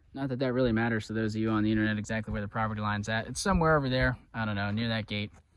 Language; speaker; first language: English; native; English